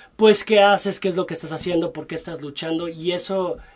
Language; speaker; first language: Spanish; native; Spanish